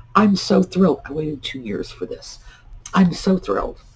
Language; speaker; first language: English; native; English